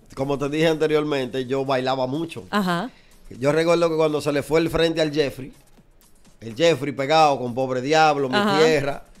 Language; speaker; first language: Spanish; native; Spanish